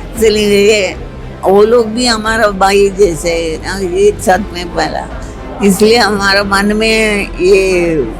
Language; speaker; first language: Hindi; non-native, local second language; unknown